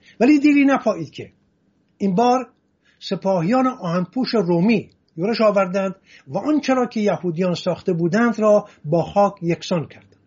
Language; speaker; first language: Persian; non-native, local second language; Assyrian Neo-Aramaic